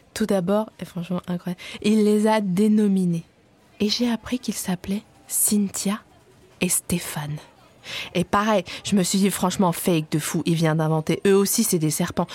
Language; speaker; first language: French; native; French